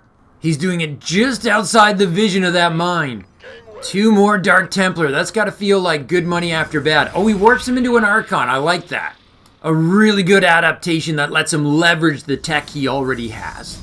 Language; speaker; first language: English; native; English